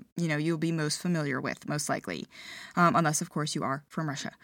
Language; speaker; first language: English; early bilingual, other home language; Ukrainian